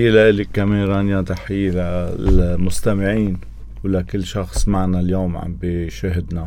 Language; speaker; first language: Arabic; native; Arabic